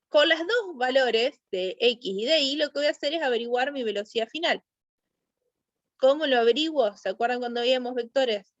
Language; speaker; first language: Spanish; native; Spanish